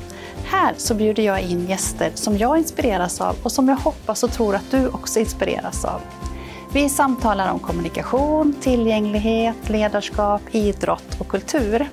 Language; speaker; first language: Swedish; native; Swedish